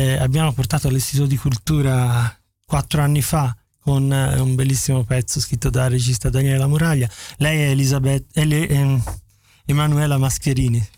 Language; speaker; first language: Italian; native; Italian